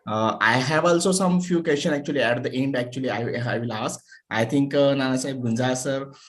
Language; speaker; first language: English; non-native, local second language; Marathi